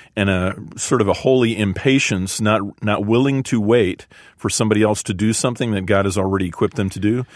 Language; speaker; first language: English; native; English